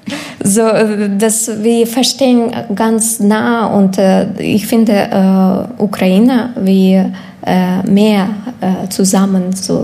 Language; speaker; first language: German; non-native, learner; Ukrainian